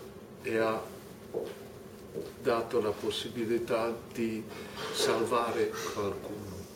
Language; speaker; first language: Italian; non-native, fluent; German